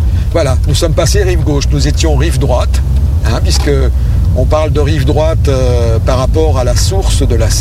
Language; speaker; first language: French; native; French